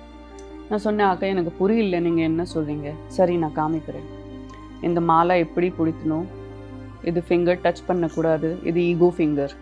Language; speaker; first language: Tamil; non-native, local second language; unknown